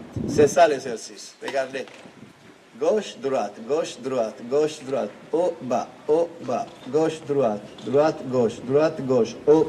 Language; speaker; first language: French; non-native, fluent; Italian